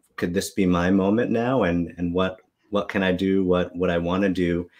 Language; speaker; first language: English; native; English